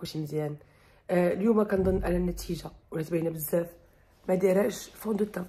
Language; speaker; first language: Arabic; native; Arabic